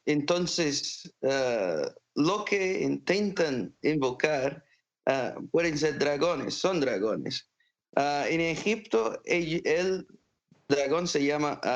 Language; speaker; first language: Spanish; non-native, fluent; English